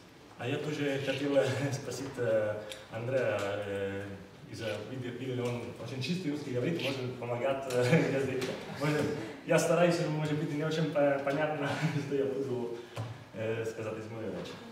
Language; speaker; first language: Russian; non-native, learner; Italian